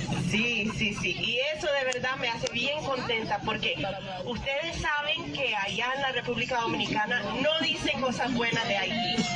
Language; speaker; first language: Spanish; non-native, learner; Haitian Creole